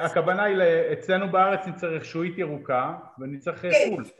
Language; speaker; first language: Hebrew; native; Hebrew